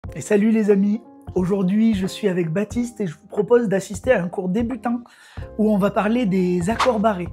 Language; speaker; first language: French; native; French